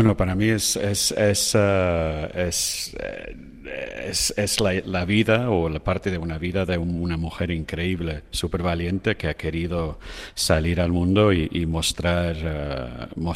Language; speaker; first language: Spanish; non-native, fluent; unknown